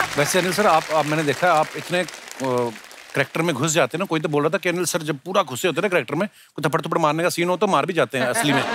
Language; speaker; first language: Hindi; non-native, local second language; Punjabi